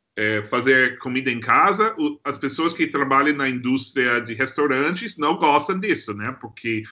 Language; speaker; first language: Portuguese; non-native, fluent; English